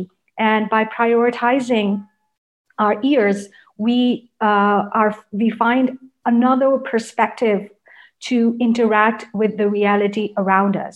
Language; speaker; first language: English; non-native, local second language; Urdu